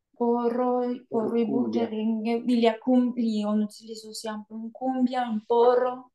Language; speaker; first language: French; non-native, fluent; Spanish